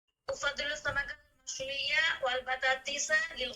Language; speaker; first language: Arabic; non-native, learner; Bangla